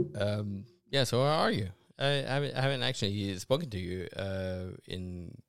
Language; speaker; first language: English; non-native, fluent; Norwegian